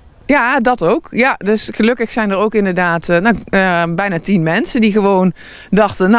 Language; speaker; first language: Dutch; native; Dutch